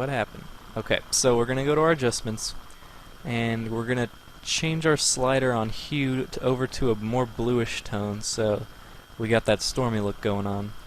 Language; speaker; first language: English; native; English